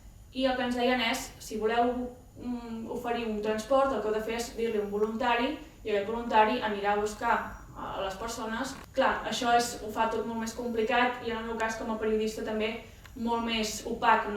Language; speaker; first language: Catalan; native; Catalan